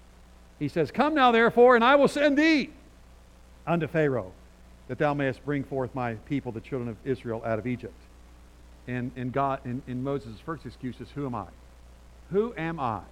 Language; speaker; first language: English; native; English